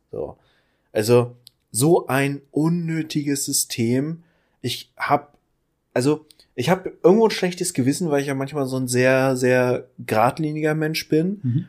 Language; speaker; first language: German; native; German